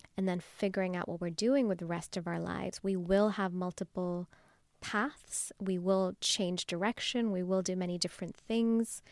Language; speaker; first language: English; non-native, local second language; Urdu